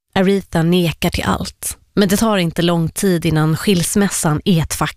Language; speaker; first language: Swedish; native; Swedish